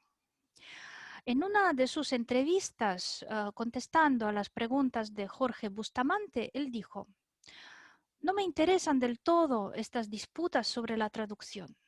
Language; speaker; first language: Spanish; non-native, fluent; Russian